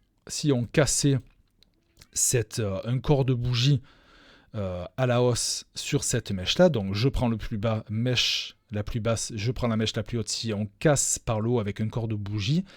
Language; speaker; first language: French; native; French